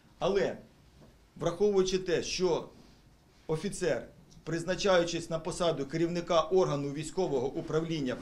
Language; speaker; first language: Ukrainian; native; Ukrainian